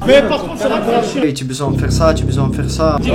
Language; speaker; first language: French; non-native, learner; Ukrainian